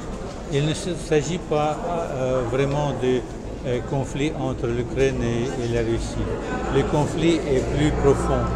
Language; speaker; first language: French; non-native, fluent; Russian